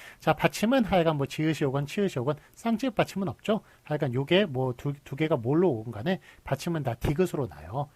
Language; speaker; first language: Korean; native; Korean